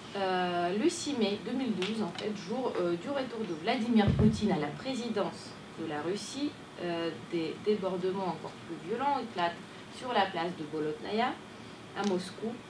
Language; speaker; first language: French; non-native, fluent; Russian